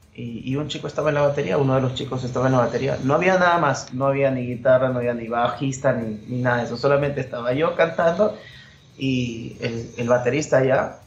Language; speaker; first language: Spanish; native; Spanish